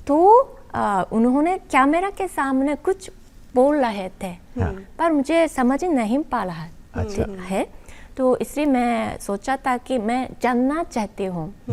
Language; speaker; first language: Hindi; non-native, learner; Japanese